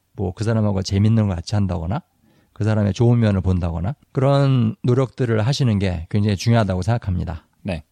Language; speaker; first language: Korean; native; Korean